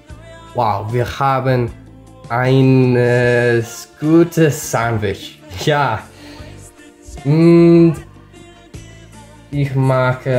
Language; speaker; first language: German; non-native, learner; English